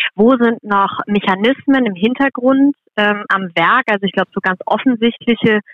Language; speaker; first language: German; native; German